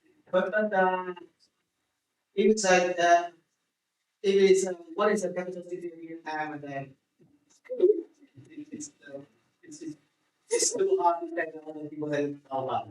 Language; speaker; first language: English; non-native, fluent; Vietnamese